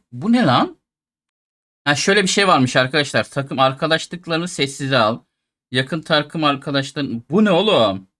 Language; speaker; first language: Turkish; native; Turkish